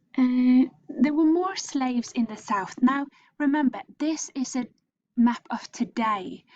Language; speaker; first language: English; non-native, fluent; Norwegian